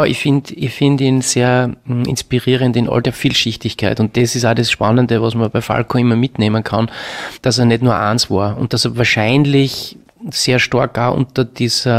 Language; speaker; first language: German; native; German